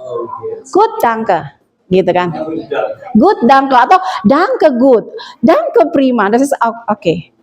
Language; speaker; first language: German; non-native, learner; Indonesian